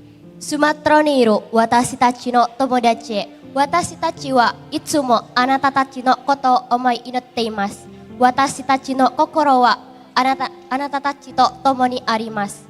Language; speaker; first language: Japanese; non-native, learner; Indonesian